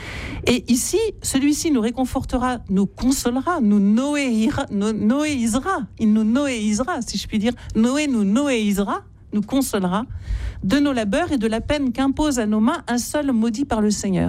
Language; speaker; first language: French; native; French